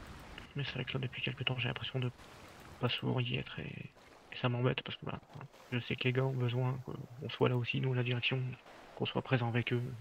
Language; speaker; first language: French; native; French